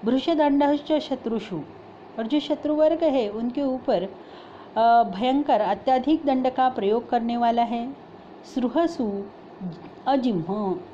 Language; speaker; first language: Hindi; non-native, local second language; Marathi